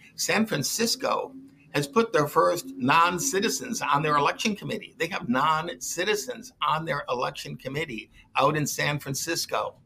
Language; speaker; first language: English; native; English